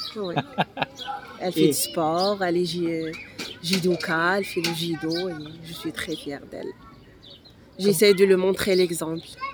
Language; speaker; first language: French; non-native, local second language; Arabic